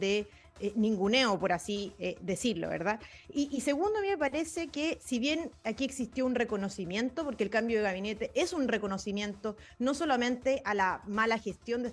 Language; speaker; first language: Spanish; native; Spanish